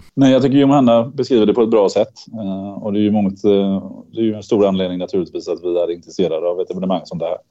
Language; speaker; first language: Swedish; native; Swedish